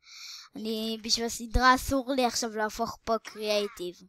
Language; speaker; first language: Hebrew; native; Hebrew